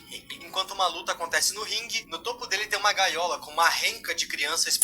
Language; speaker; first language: Portuguese; native; Portuguese